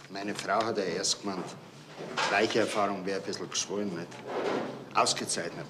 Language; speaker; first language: German; native; German